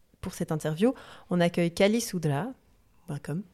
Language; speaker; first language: French; native; French